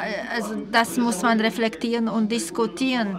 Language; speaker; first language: German; non-native, fluent; Czech